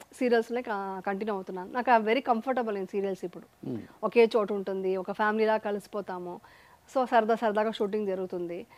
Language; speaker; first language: Telugu; native; Telugu